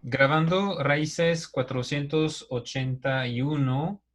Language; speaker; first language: Spanish; native; Spanish